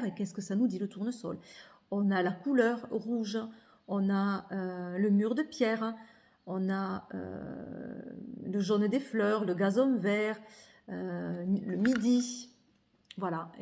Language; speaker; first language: French; native; French